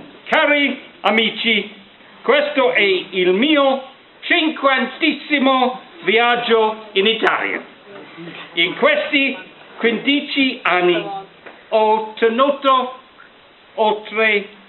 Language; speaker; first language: Italian; non-native, learner; English